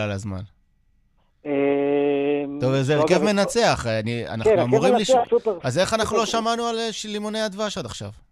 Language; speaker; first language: Hebrew; native; Hebrew